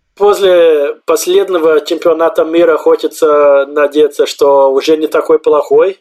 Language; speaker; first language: Russian; non-native, fluent; Portuguese